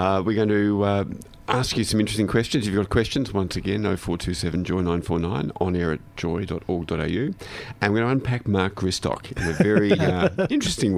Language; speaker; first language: English; native; English